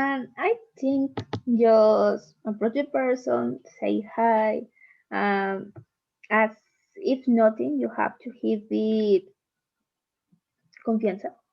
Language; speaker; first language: English; non-native, learner; Spanish